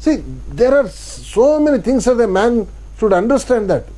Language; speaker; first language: English; non-native, local second language; Kannada